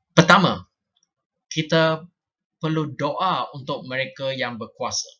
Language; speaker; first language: Malay; non-native, local second language; Chinese